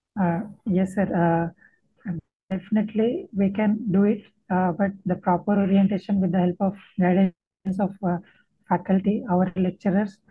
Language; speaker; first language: English; non-native, local second language; Telugu